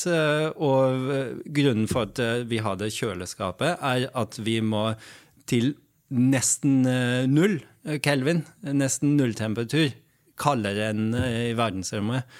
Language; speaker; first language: Norwegian; non-native, fluent; Dutch